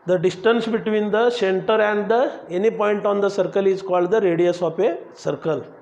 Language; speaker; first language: English; non-native, local second language; Marathi